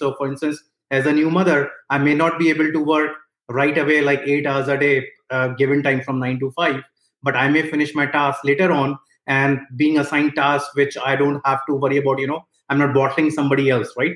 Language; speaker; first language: English; non-native, local second language; Hindi